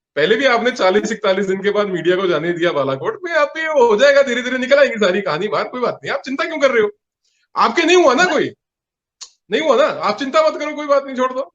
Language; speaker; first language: Hindi; non-native, local second language; Punjabi